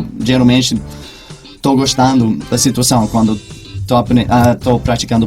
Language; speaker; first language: Portuguese; non-native, fluent; English